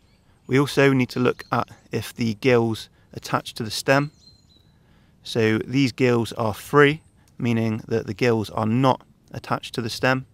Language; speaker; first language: English; native; English